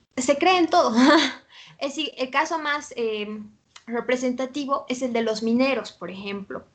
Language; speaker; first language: Spanish; native; Spanish